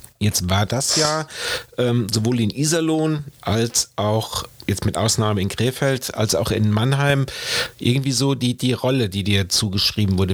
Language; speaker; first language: German; native; German